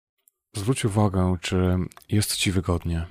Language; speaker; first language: Polish; native; Polish